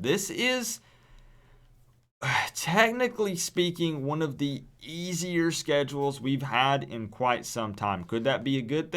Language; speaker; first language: English; native; English